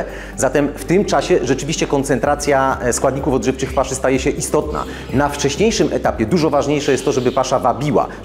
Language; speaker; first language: Polish; native; Polish